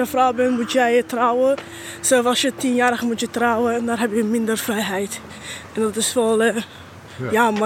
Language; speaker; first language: Dutch; non-native, fluent; Somali